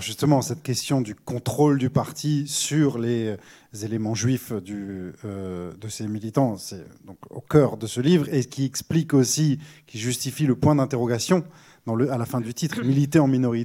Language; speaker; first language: French; native; French